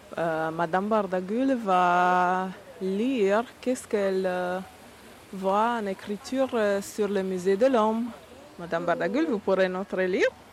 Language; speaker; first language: French; non-native, learner; Hungarian